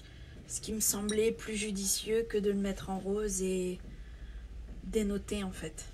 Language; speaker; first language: French; native; French